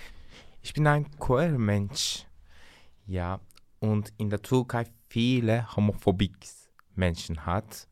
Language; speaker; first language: German; non-native, learner; Turkish